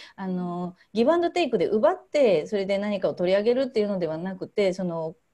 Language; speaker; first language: Japanese; native; Japanese